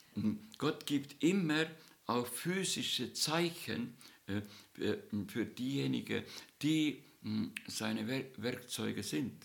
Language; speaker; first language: German; non-native, learner; Estonian